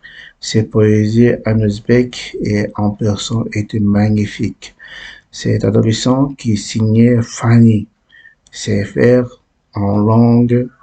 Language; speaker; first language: French; non-native, learner; Uzbek